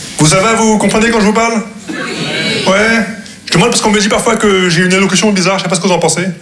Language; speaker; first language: French; non-native, local second language; Arabic